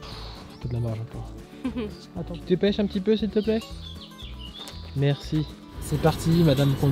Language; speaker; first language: French; native; French